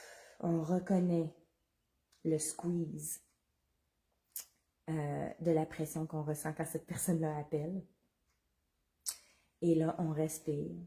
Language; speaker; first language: French; native; French